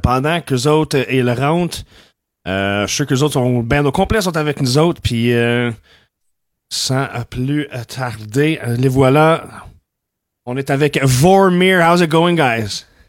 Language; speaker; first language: French; native; French